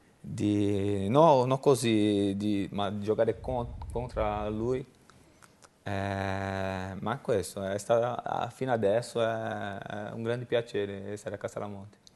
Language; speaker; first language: Italian; non-native, learner; Portuguese